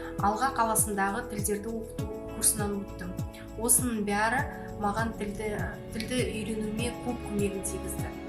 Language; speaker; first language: Kazakh; non-native, local second language; Romanian